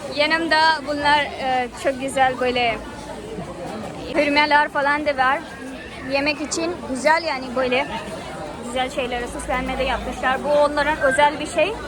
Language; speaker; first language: Turkish; non-native, fluent; Hindi